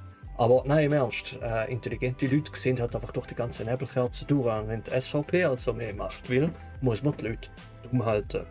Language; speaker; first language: German; native; German